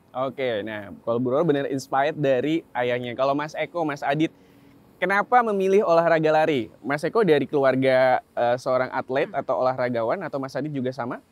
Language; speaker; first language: Indonesian; native; Indonesian